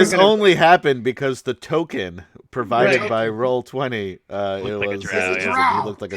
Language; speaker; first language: English; native; English